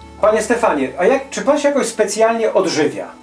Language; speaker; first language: Polish; native; Polish